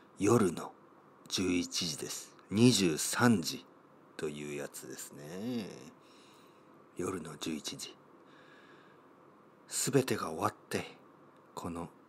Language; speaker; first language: Japanese; native; Japanese